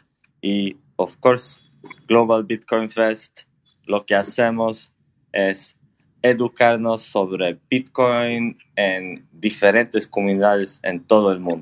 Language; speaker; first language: Spanish; non-native, learner; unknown